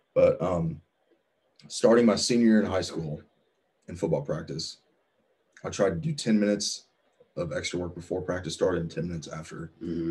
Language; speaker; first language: English; native; English